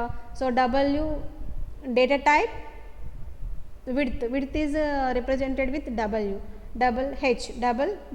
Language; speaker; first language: English; non-native, local second language; Telugu